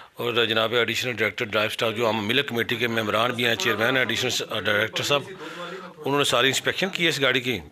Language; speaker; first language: Urdu; native; Urdu